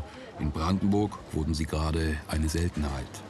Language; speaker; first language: German; native; German